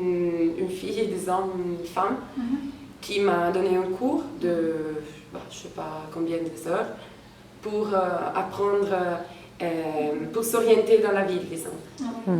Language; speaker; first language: French; non-native, fluent; Italian